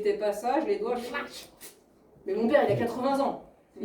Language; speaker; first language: French; native; French